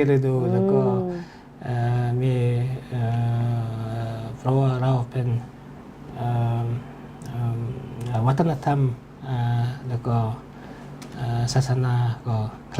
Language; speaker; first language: Thai; non-native, learner; Mongolian